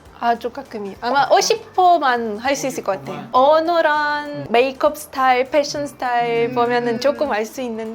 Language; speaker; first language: Korean; non-native, fluent; Ukrainian